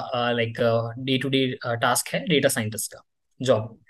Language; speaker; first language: Hindi; native; Hindi